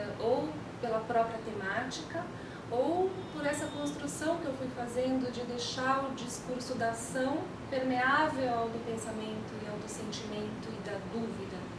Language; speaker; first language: Portuguese; early bilingual, other home language; Spanish